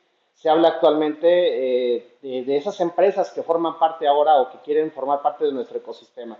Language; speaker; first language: Spanish; native; Spanish